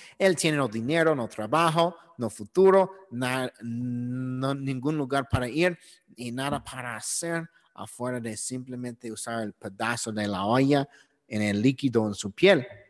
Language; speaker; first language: Spanish; non-native, learner; English